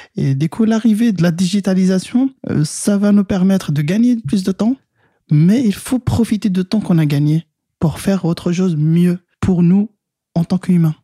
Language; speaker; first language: French; non-native, local second language; Arabic